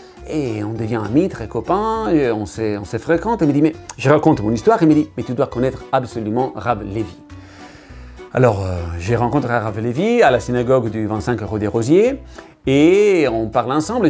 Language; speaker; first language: French; non-native, learner; Italian